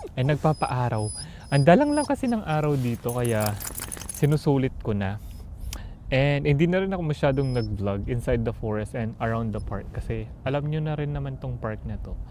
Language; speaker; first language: Filipino; native; Filipino